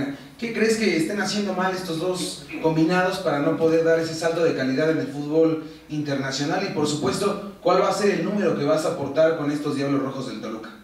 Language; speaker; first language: Spanish; native; Spanish